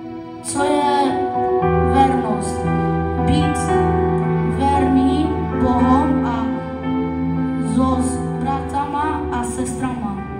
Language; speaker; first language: Czech; non-native, local second language; Slovak